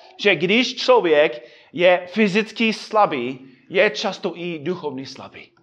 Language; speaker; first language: Czech; non-native, fluent; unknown